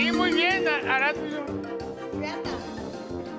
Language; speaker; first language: Spanish; native; Spanish